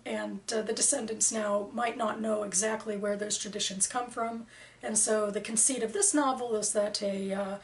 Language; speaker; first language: English; native; English